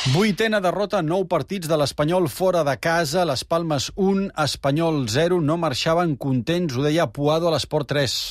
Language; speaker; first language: Catalan; native; Catalan